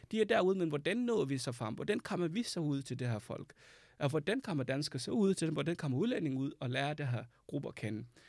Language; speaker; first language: Danish; non-native, fluent; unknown